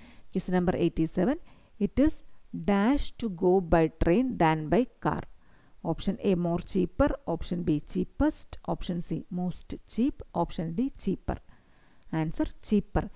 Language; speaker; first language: English; non-native, local second language; Malayalam